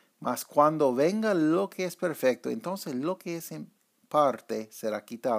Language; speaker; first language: Spanish; non-native, fluent; English